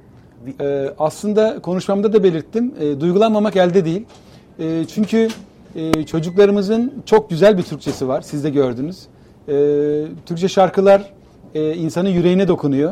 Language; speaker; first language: Turkish; native; Turkish